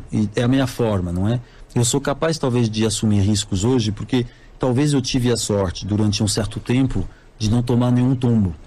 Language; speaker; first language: Portuguese; non-native, fluent; French